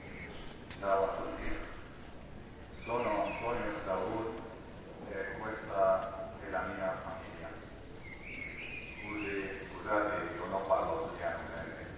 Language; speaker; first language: Italian; non-native, learner; Arabic